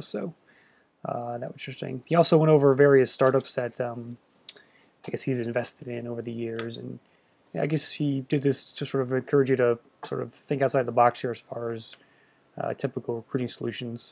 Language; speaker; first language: English; native; English